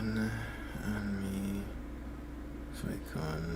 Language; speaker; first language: Vietnamese; non-native, learner; English